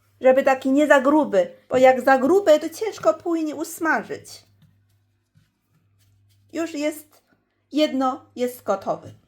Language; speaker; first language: Polish; non-native, learner; Chinese